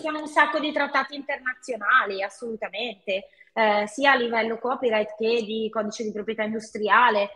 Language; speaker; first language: Italian; native; Italian